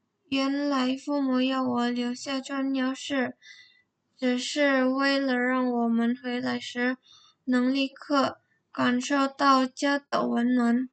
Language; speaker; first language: Chinese; non-native, learner; Indonesian